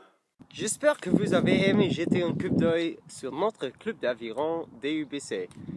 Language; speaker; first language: French; non-native, learner; English